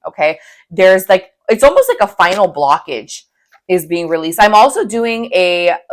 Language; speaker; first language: English; native; English